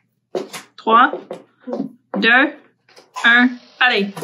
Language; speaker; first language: French; non-native, learner; English